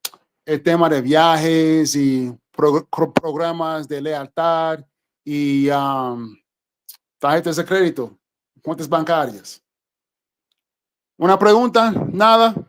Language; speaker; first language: Spanish; non-native, fluent; English